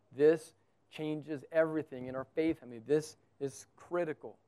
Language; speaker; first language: English; native; English